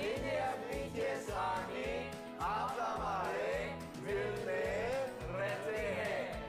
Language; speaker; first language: Hindi; non-native, learner; Korean